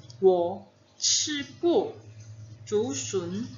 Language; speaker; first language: Chinese; non-native, fluent; Indonesian